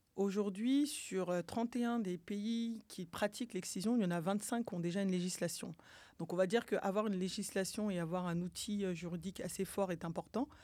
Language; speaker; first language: French; early bilingual, other home language; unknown